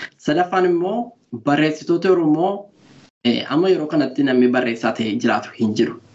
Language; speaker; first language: Oromo; early bilingual, other home language; Norwegian